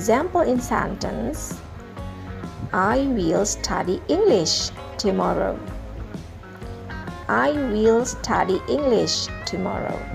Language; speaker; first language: English; non-native, learner; Indonesian